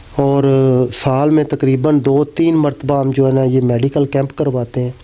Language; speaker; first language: Urdu; non-native, local second language; Punjabi